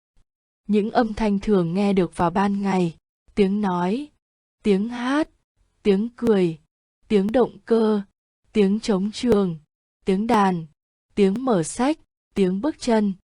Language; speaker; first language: Vietnamese; native; Vietnamese